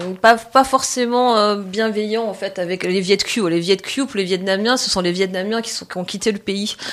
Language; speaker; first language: French; native; French